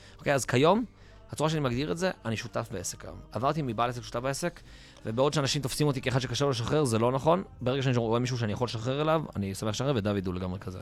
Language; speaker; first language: Hebrew; native; Hebrew